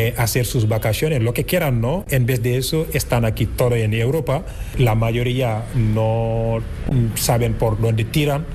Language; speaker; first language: Spanish; non-native, fluent; Wolof